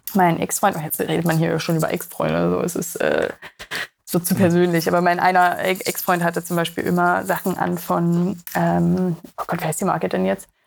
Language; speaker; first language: German; native; German